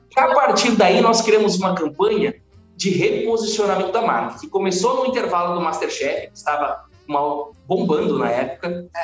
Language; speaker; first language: Portuguese; native; Portuguese